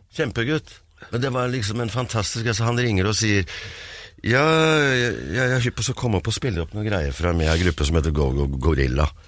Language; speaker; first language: Norwegian; native; Norwegian